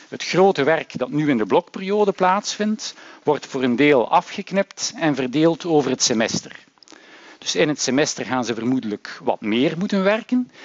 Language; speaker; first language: Dutch; native; Dutch